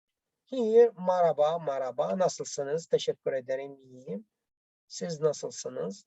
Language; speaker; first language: Turkish; non-native, learner; Arabic